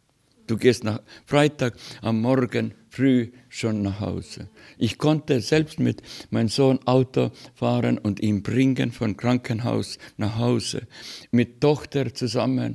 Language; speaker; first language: German; non-native, learner; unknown